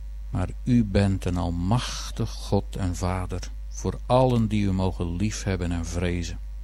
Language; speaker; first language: Dutch; native; Dutch